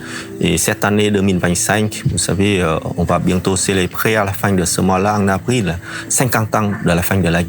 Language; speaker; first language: French; non-native, fluent; Vietnamese